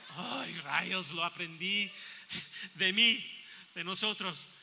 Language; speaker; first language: Spanish; non-native, fluent; English